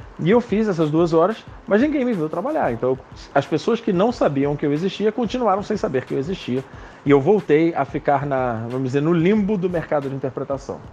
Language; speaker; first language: Portuguese; non-native, local second language; Spanish